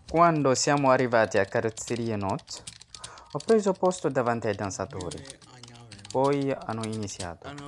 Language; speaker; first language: Italian; non-native, learner; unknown